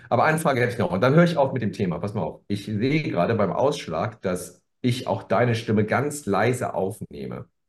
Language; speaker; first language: German; early bilingual, other home language; Korean